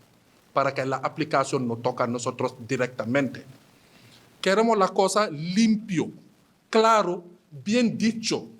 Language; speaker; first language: Spanish; non-native, fluent; Wolof